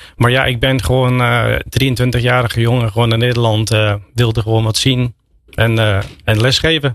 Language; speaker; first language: Dutch; non-native, fluent; English